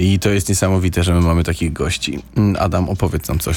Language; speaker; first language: Polish; native; Polish